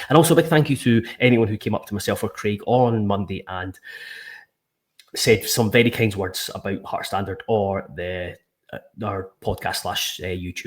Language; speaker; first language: English; native; English